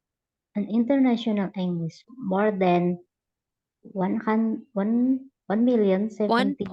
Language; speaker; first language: English; non-native, learner; Indonesian